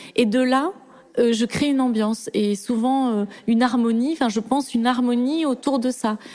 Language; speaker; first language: French; native; French